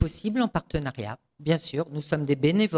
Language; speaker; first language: French; native; French